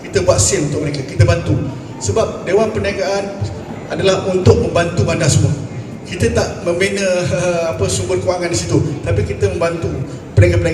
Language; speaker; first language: Malay; native; Malay